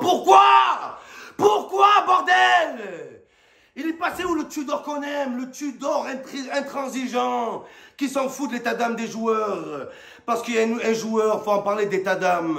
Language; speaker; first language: French; native; French